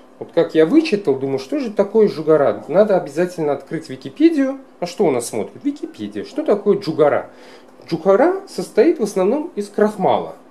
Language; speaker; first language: Russian; non-native, local second language; Kara-Kalpak